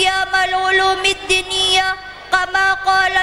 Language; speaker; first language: Arabic; non-native, learner; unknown